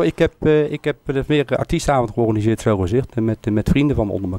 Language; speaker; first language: Dutch; native; Dutch